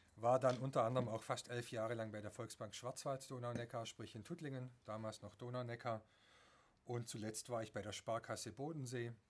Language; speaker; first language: German; native; German